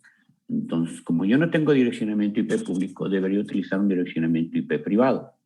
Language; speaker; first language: Spanish; native; Spanish